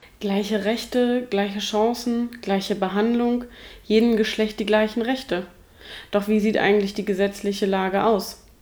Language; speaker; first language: German; native; German